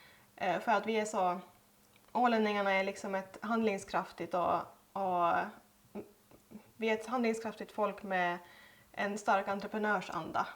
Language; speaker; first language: Swedish; native; Swedish